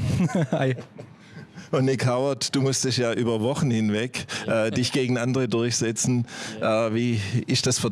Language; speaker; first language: German; native; German